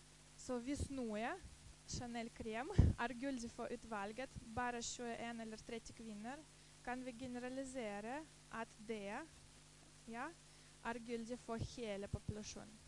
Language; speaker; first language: Norwegian; non-native, fluent; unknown